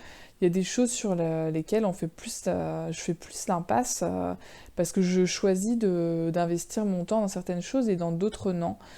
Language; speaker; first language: French; native; French